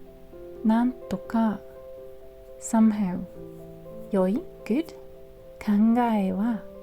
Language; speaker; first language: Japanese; non-native, learner; English